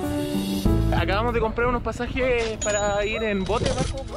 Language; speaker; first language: Spanish; native; Spanish